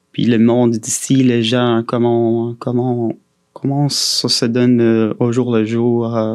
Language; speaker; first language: French; non-native, fluent; Portuguese